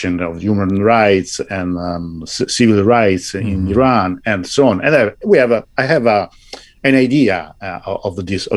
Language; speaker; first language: English; non-native, fluent; Italian